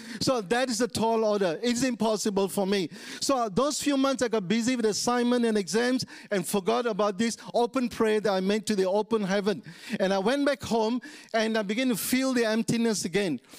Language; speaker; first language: English; non-native, local second language; Tamil